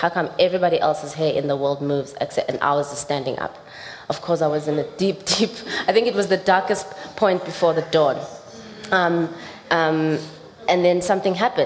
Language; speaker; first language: English; non-native, local second language; Xhosa